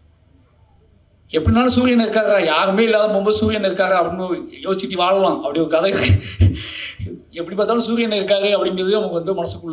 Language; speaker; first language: Tamil; native; Tamil